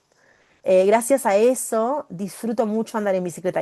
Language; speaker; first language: Spanish; native; Spanish